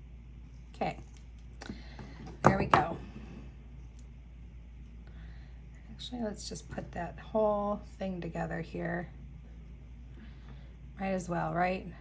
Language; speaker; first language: English; native; English